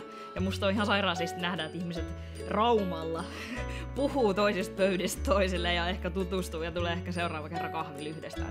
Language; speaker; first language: Finnish; native; Finnish